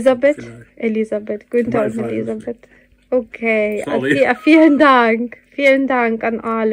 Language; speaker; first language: German; non-native, fluent; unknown